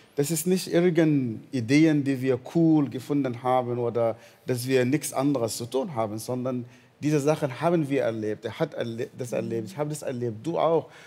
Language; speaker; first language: German; non-native, fluent; Arabic